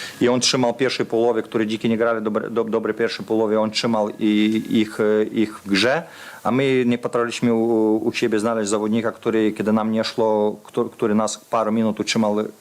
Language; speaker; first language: Polish; non-native, fluent; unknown